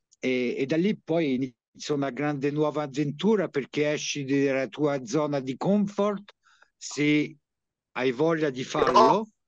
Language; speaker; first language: Italian; early bilingual, heritage; French